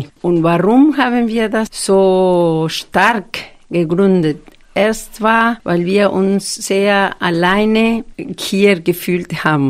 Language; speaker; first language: German; non-native, fluent; Spanish